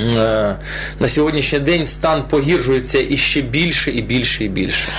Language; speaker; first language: Ukrainian; non-native, local second language; Russian